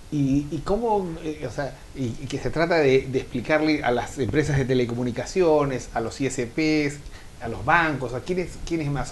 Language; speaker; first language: Spanish; native; Spanish